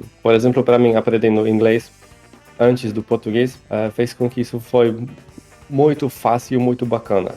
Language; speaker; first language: Portuguese; non-native, fluent; Polish